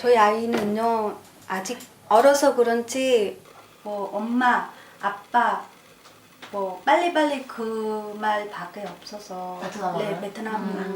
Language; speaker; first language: Korean; non-native, learner; Vietnamese